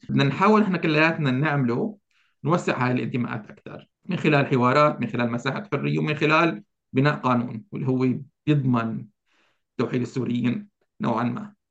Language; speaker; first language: Arabic; native; Arabic